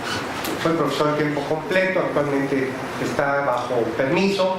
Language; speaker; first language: Spanish; native; Spanish